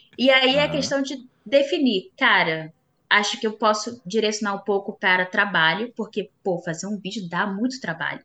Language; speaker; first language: Portuguese; native; Portuguese